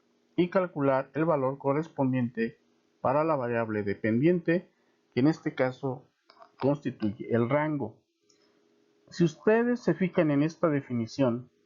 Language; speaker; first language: Spanish; native; Spanish